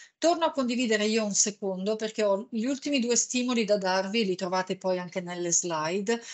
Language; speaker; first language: Italian; native; Italian